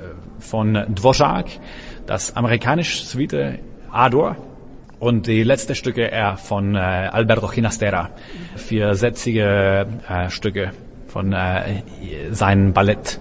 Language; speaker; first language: German; non-native, learner; Czech